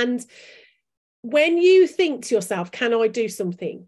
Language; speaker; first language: English; native; English